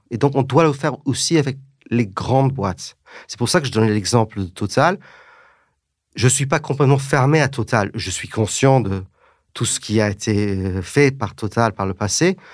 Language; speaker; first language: French; early bilingual, heritage; English